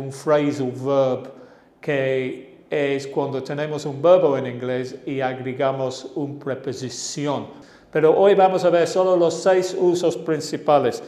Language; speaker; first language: Spanish; non-native, fluent; English